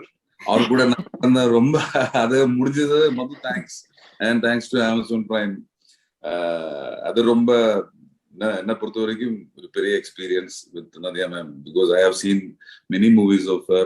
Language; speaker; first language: Tamil; non-native, learner; Malayalam